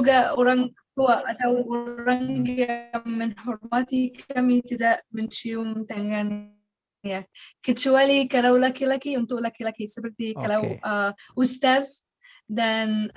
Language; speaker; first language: Indonesian; non-native, learner; Arabic